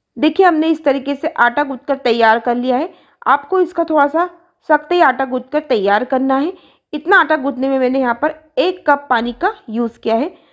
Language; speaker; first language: Hindi; native; Hindi